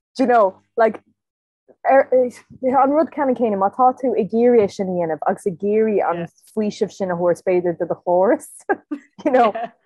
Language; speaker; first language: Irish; non-native, local second language; English